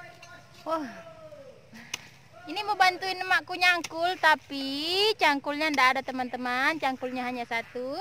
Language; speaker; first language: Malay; non-native, local second language; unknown